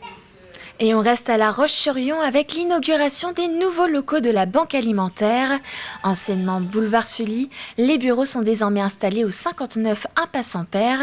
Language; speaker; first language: French; native; French